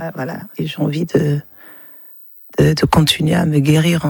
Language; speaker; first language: French; non-native, local second language; Bambara